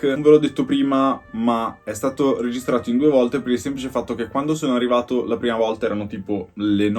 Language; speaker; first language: Italian; native; Italian